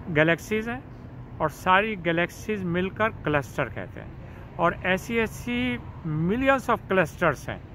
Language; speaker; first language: Urdu; native; Urdu